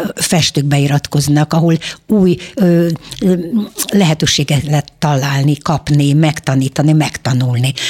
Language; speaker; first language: Hungarian; non-native, fluent; Russian